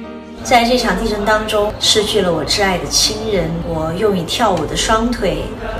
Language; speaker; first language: Chinese; native; Chinese